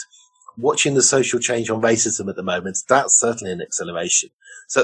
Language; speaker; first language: English; native; English